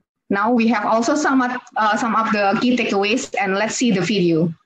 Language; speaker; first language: English; non-native, fluent; Indonesian